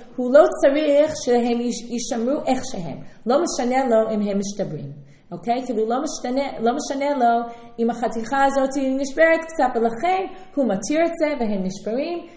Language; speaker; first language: Hebrew; non-native, fluent; English